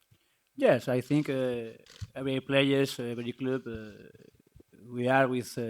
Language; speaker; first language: English; non-native, learner; Spanish